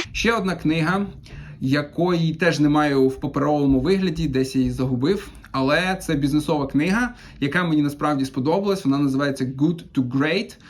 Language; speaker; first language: Ukrainian; non-native, local second language; Russian